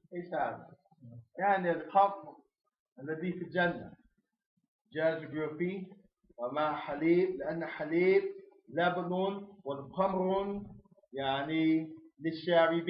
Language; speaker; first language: Arabic; non-native, fluent; English